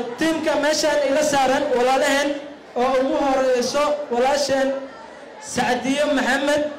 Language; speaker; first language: Somali; non-native, local second language; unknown